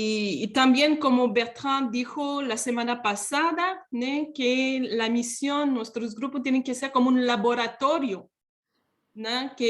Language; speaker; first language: Spanish; non-native, fluent; French